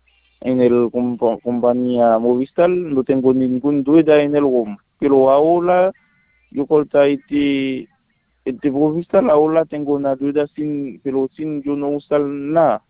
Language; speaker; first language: Spanish; non-native, learner; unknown